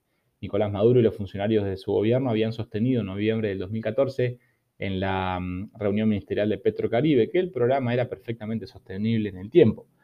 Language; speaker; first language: Spanish; native; Spanish